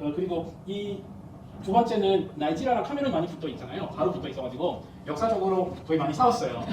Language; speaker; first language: Korean; non-native, fluent; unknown